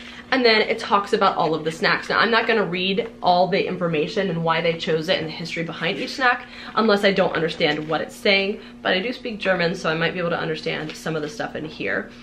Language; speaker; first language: English; native; English